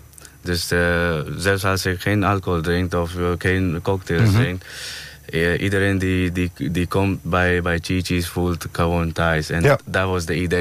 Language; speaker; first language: Dutch; non-native, fluent; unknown